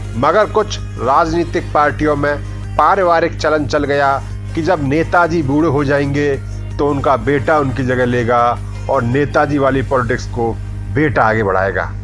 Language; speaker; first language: Hindi; native; Hindi